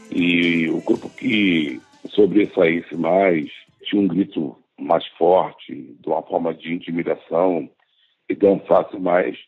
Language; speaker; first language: Portuguese; native; Portuguese